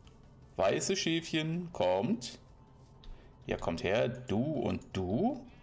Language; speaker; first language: German; native; German